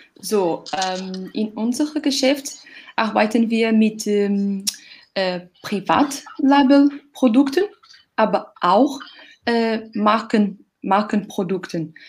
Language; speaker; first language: German; non-native, learner; Portuguese